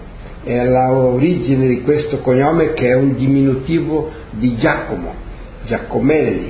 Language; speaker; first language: Italian; early bilingual, heritage; Portuguese